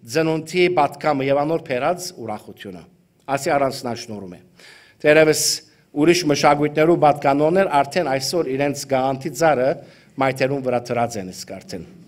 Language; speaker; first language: Armenian; early bilingual, heritage; Armenian